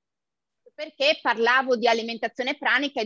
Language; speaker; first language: Italian; native; Italian